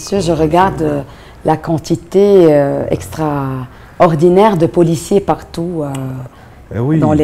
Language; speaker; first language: French; non-native, local second language; Arabic